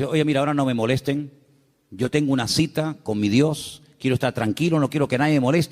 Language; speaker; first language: Spanish; native; Spanish